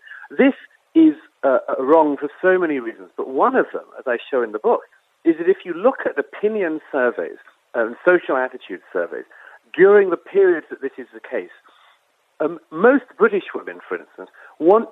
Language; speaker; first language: English; native; English